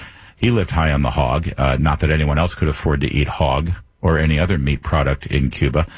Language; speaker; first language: English; native; English